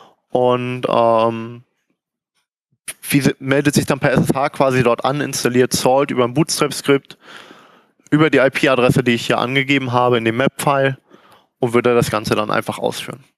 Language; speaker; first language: German; native; German